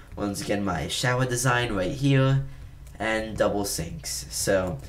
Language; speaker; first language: English; native; English